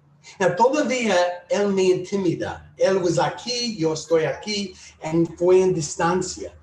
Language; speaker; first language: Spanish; non-native, learner; English